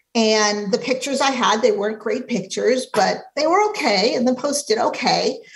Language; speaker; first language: English; native; English